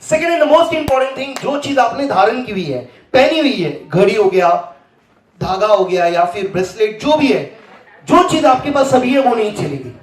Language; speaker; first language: Hindi; non-native, local second language; Marathi